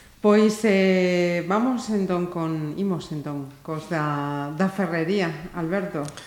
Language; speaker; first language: Galician; native; Galician